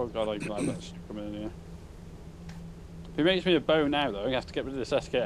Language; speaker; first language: English; native; English